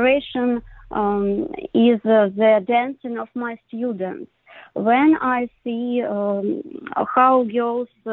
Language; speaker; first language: English; non-native, learner; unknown